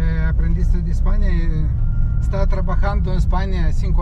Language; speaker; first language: Spanish; non-native, learner; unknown